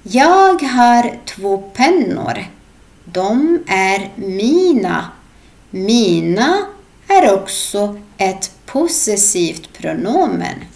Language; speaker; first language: Swedish; non-native, fluent; Arabic